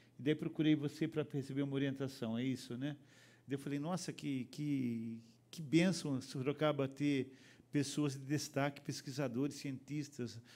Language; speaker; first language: Portuguese; native; Portuguese